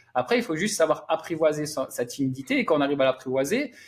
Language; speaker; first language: French; native; French